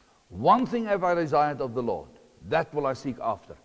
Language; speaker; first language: English; non-native, local second language; Afrikaans